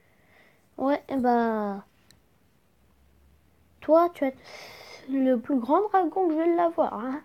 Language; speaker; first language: French; native; French